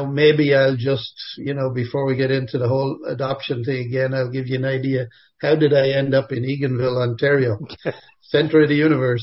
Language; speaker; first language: English; native; English